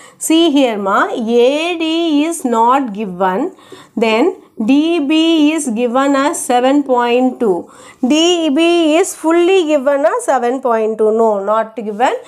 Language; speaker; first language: English; non-native, local second language; Tamil